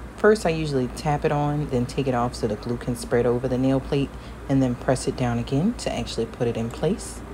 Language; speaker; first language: English; native; English